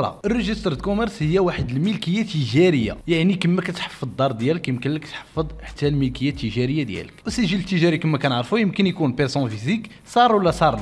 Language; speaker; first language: Arabic; native; Arabic